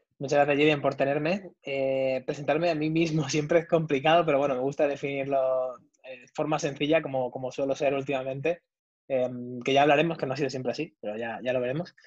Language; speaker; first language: Spanish; native; Spanish